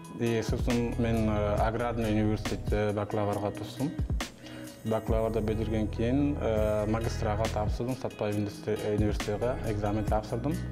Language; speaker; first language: Kazakh; non-native, local second language; Pashto